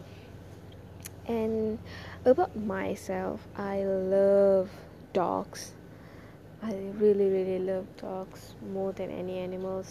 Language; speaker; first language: English; non-native, local second language; Tamil